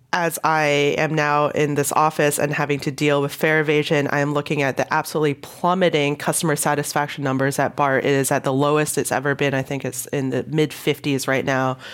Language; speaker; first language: English; non-native, local second language; Cantonese